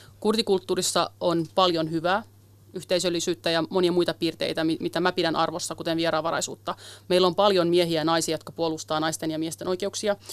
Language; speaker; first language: Finnish; early bilingual, other home language; Kurdish